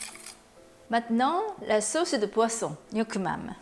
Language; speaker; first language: French; non-native, learner; Japanese